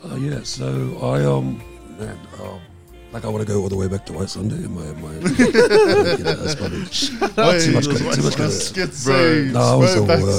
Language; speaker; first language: English; non-native, local second language; Samoan